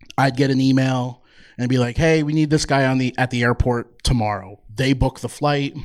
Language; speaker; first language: English; native; English